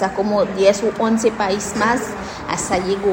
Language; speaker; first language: Spanish; non-native, learner; Haitian Creole